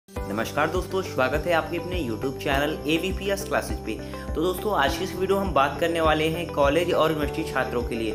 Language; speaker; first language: Hindi; native; Hindi